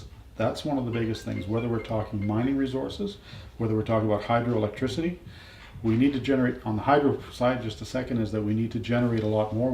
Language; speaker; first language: English; native; English